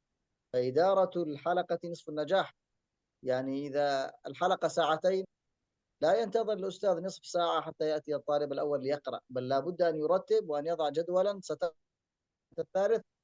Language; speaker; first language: Arabic; native; Arabic